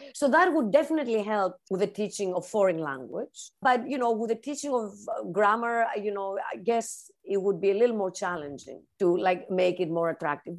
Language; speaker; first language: English; non-native, fluent; Greek